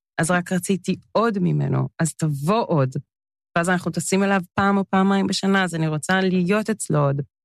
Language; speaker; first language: Hebrew; early bilingual, other home language; English